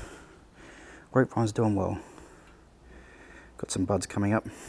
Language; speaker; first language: English; native; English